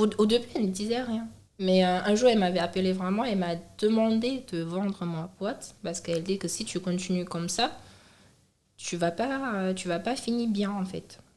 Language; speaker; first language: French; non-native, fluent; Chinese